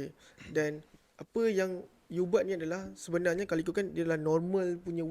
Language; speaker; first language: Malay; native; Malay